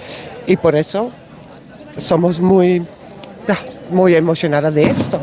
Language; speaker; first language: Spanish; non-native, learner; Dutch